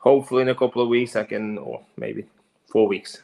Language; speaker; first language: English; non-native, fluent; Norwegian